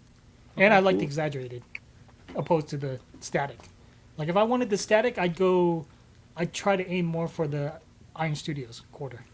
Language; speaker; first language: English; native; English